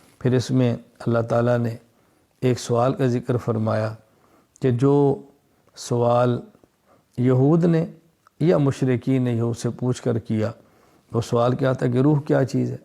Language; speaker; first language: Urdu; non-native, local second language; Punjabi